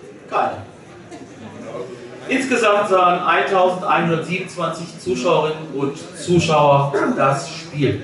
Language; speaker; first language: German; native; German